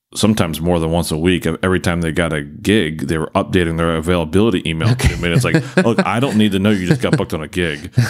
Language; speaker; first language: English; native; English